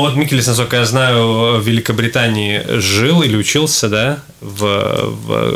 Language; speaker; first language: Russian; native; Russian